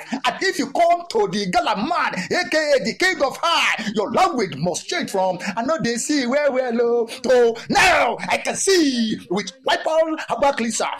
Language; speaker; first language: Nigerian Pidgin; non-native, local second language; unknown